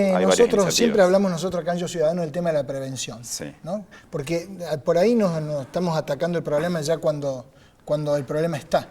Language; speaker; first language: Spanish; native; Spanish